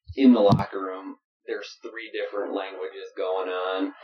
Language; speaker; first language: English; native; English